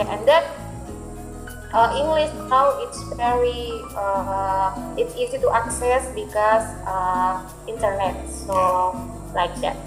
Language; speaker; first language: English; non-native, learner; Indonesian